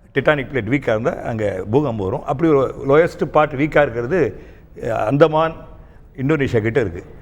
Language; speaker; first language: Tamil; native; Tamil